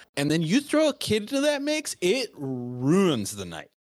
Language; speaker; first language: English; native; English